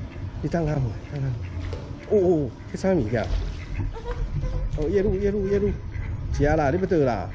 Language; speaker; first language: Chinese; native; Chinese